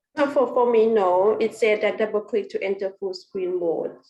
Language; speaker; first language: English; non-native, learner; Thai